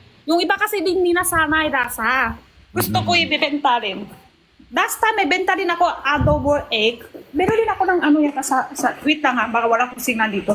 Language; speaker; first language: Filipino; non-native, learner; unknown